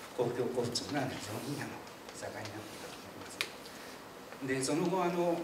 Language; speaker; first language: Japanese; native; Japanese